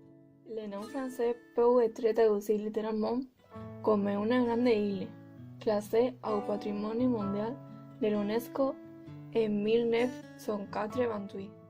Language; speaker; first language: French; non-native, learner; Spanish